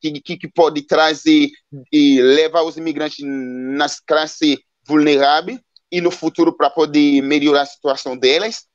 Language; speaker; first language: Portuguese; non-native, fluent; Haitian Creole